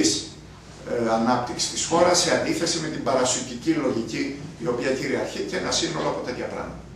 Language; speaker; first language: Greek; native; Greek